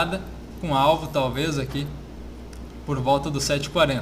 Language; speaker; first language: Portuguese; native; Portuguese